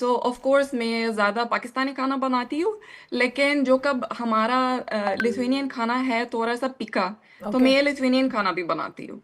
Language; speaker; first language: Hindi; non-native, learner; Lithuanian